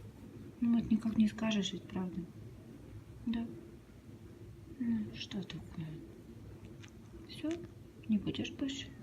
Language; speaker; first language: Russian; native; Russian